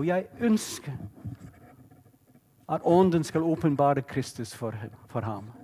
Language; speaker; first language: Norwegian; non-native, fluent; English